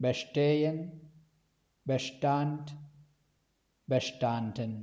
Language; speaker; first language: German; non-native, fluent; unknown